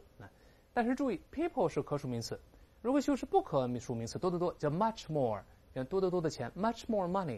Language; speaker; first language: Chinese; native; Chinese